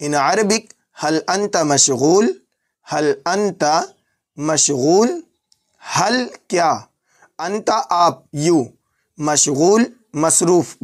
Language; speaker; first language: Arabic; non-native, fluent; Urdu